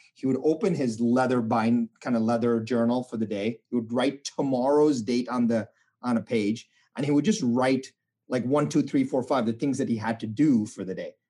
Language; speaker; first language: English; non-native, local second language; Tamil